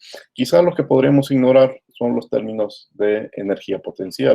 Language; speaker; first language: Spanish; native; Spanish